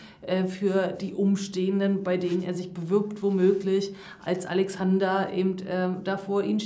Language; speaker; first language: German; native; German